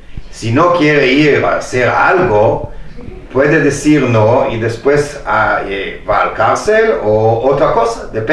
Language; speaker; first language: Spanish; non-native, fluent; Hebrew